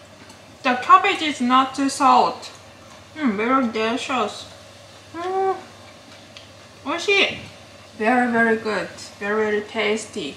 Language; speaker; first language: English; non-native, learner; Japanese